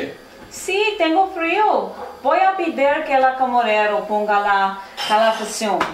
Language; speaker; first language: Spanish; non-native, learner; English